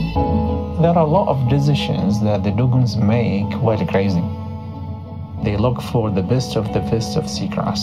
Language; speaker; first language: English; non-native, fluent; Arabic